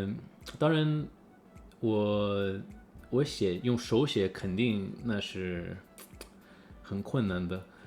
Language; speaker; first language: Chinese; early bilingual, heritage; English